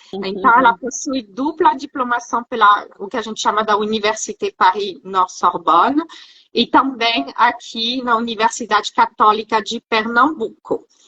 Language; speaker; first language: Portuguese; non-native, fluent; French